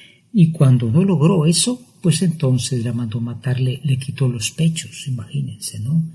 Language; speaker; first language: Spanish; native; Spanish